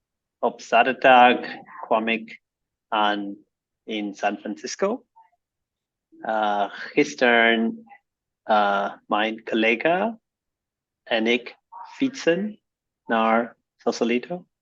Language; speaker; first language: Dutch; non-native, learner; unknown